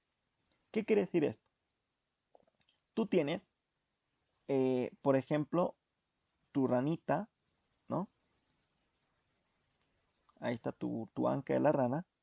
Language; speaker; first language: Spanish; native; Spanish